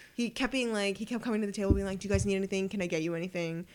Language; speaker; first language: English; native; English